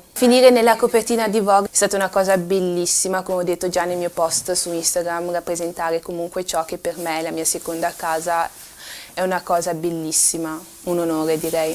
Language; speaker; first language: Italian; early bilingual, other home language; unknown